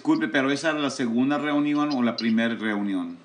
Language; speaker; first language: Spanish; early bilingual, heritage; Spanish